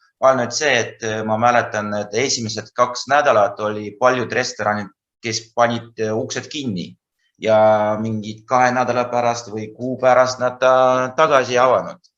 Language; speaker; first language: Estonian; non-native, fluent; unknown